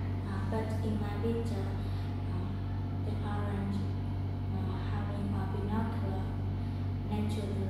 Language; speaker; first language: English; non-native, learner; Vietnamese